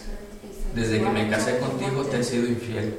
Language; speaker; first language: Spanish; native; Spanish